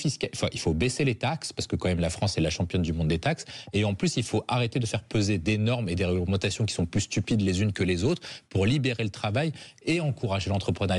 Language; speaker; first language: French; native; French